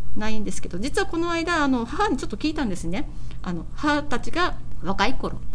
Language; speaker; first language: Japanese; native; Japanese